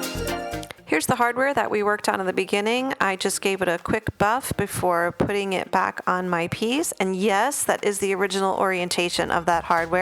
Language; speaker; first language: English; native; English